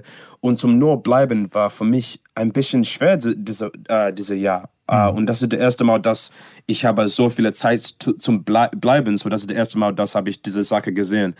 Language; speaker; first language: German; non-native, learner; English